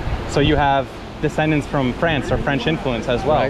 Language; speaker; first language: English; native; English